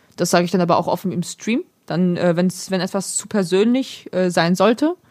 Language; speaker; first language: German; early bilingual, other home language; Polish